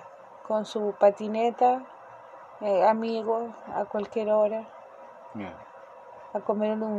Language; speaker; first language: Portuguese; non-native, fluent; Spanish